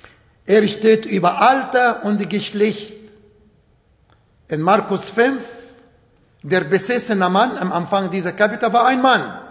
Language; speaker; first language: German; non-native, fluent; Arabic